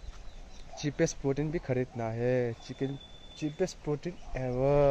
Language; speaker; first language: Hindi; non-native, local second language; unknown